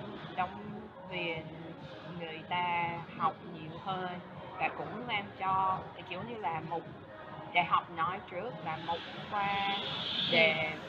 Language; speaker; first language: Vietnamese; non-native, fluent; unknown